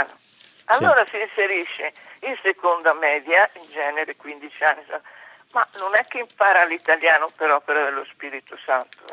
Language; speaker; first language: Italian; native; Italian